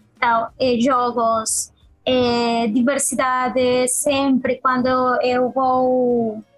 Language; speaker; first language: Portuguese; non-native, learner; Spanish